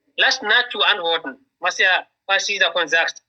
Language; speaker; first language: German; non-native, learner; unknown